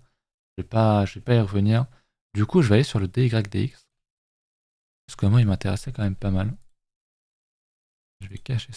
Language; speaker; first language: French; native; French